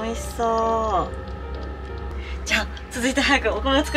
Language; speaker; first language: Japanese; native; Japanese